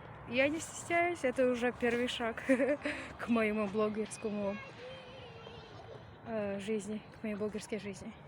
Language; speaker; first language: Russian; non-native, local second language; Kyrgyz